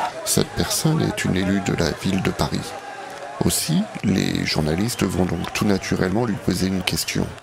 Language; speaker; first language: French; native; French